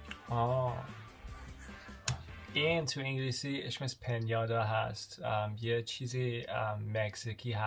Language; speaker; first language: Persian; early bilingual, heritage; Persian